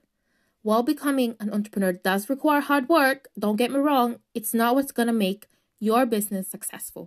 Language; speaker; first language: English; native; English